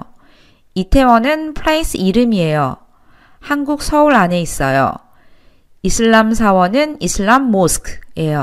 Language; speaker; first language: Korean; native; Korean